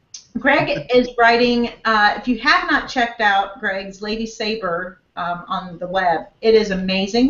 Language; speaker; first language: English; native; English